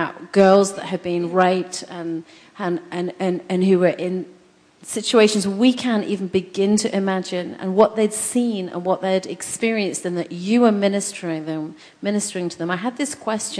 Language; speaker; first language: English; native; English